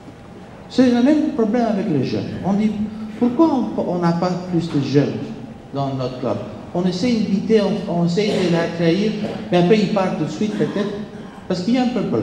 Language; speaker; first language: French; non-native, fluent; Spanish